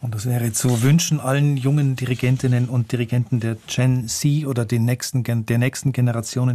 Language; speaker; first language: German; native; German